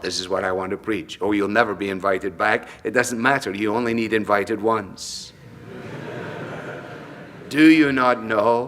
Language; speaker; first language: English; native; English